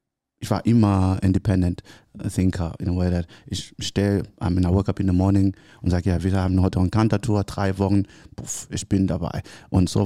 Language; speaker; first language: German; non-native, learner; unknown